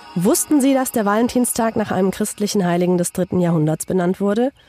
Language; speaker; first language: German; non-native, fluent; Hungarian